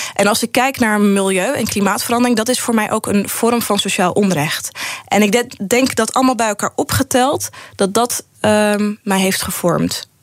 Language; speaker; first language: Dutch; early bilingual, other home language; Arabic